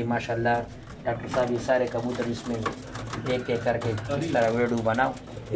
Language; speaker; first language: Hindi; non-native, local second language; Pashto